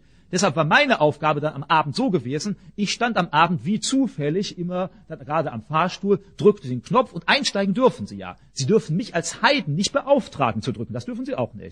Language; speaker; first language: German; native; German